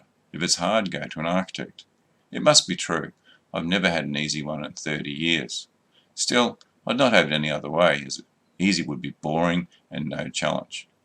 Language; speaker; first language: English; native; English